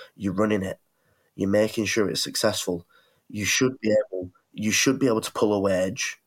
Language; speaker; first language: English; native; English